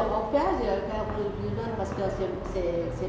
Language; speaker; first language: French; non-native, learner; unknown